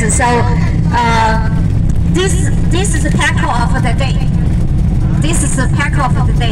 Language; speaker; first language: English; non-native, learner; Chinese